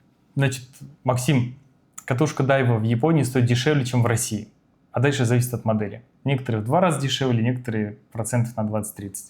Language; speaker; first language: Russian; native; Russian